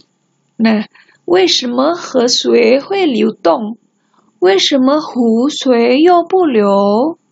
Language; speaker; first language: Chinese; non-native, fluent; Indonesian